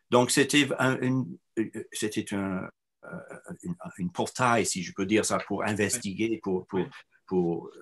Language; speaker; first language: French; non-native, fluent; English